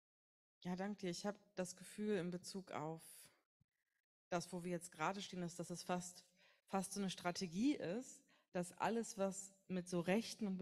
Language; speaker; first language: German; native; German